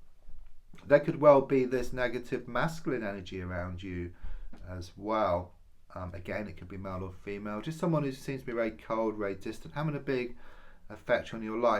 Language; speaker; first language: English; native; English